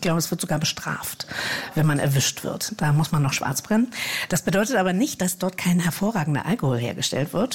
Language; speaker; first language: German; native; German